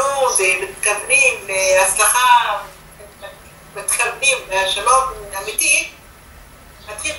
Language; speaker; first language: Hebrew; non-native, fluent; Arabic